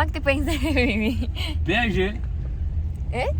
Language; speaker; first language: French; non-native, learner; Korean